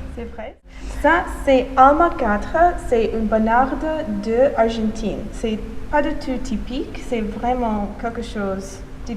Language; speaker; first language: French; non-native, fluent; English